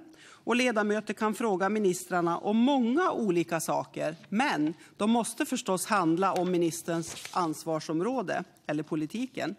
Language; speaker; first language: Swedish; native; Swedish